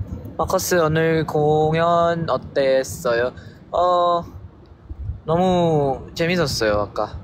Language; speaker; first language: Korean; non-native, learner; Filipino